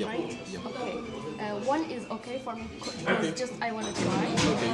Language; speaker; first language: English; non-native, learner; Turkish